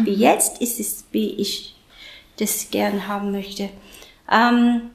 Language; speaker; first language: German; non-native, fluent; English